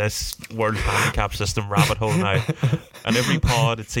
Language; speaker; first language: English; native; English